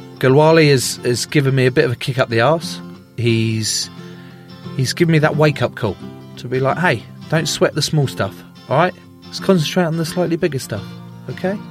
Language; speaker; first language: English; native; English